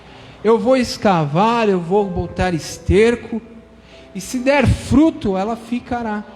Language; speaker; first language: Portuguese; native; Portuguese